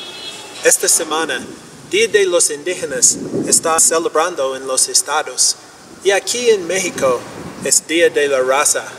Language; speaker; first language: Spanish; non-native, learner; English